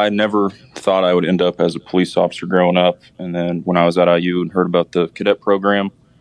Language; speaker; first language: English; native; English